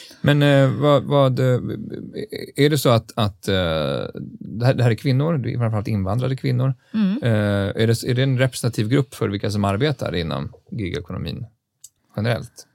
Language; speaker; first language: Swedish; native; Swedish